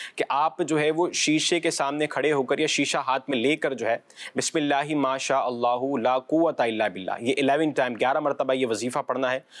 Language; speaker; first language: Urdu; non-native, local second language; Punjabi